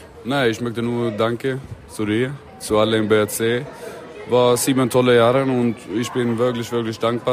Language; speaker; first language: German; non-native, learner; Swedish